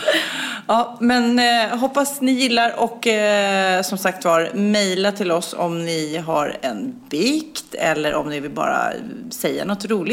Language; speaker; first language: Swedish; native; Swedish